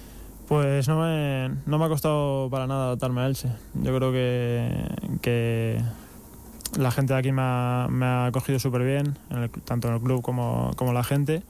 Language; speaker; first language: Spanish; native; Spanish